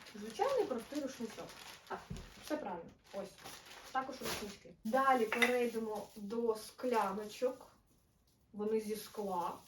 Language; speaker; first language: Ukrainian; non-native, local second language; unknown